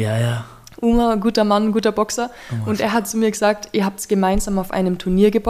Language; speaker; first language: German; native; German